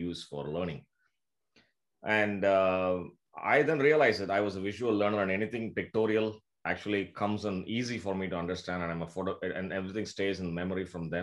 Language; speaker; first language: English; non-native, local second language; Tamil